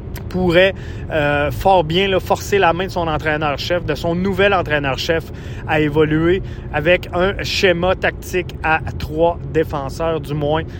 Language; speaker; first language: French; native; French